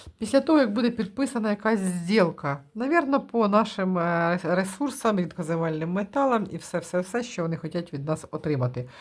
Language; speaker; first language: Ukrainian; non-native, local second language; Russian